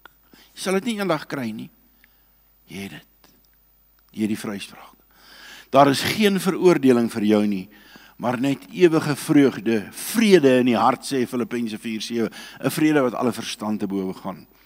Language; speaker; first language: Afrikaans; native; Afrikaans